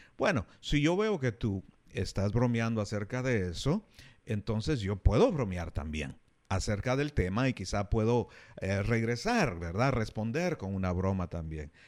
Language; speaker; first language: Spanish; native; Spanish